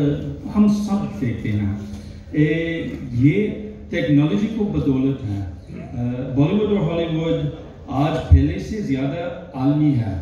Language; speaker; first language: Hindi; non-native, learner; English